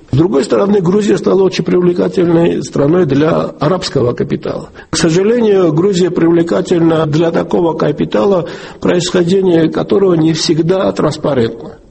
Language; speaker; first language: Russian; non-native, local second language; Georgian